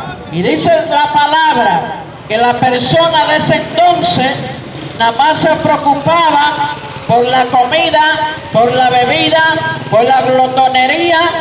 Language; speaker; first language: Spanish; native; Spanish